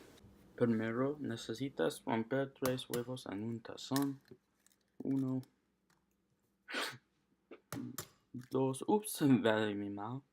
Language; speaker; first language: Spanish; non-native, learner; English